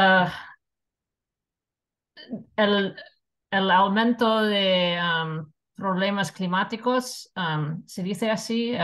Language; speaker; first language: Spanish; non-native, fluent; English